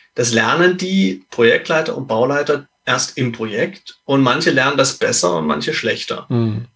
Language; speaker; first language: German; native; German